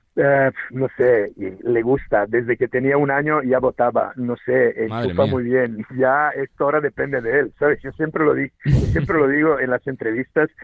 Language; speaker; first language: Spanish; non-native, fluent; Serbian